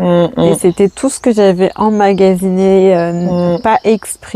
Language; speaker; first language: French; native; French